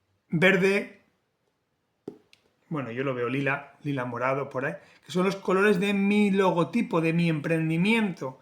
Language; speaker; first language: Spanish; native; Spanish